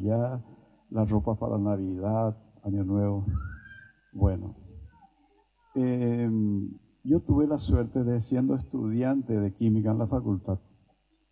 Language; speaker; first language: Spanish; native; Spanish